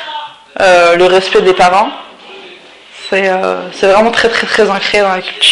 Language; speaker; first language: French; early bilingual, other home language; Arabic